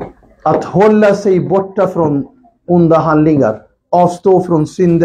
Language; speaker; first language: Swedish; non-native, local second language; Urdu